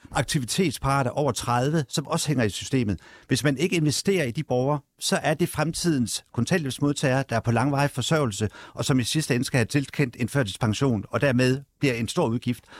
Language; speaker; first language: Danish; native; Danish